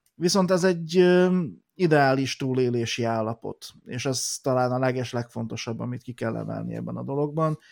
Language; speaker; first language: Hungarian; native; Hungarian